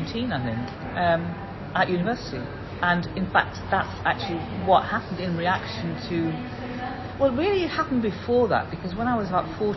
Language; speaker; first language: English; native; English